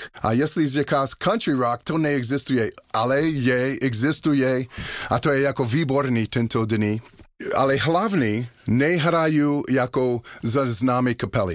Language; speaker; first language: Czech; non-native, learner; English